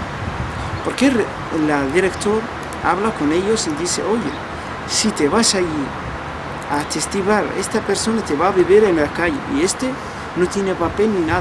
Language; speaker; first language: Spanish; non-native, learner; Arabic